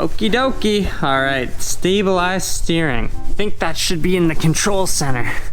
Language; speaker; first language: English; native; English